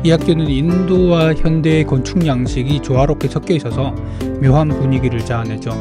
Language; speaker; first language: Korean; native; Korean